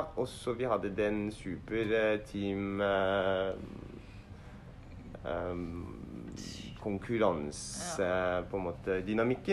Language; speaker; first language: Norwegian; non-native, learner; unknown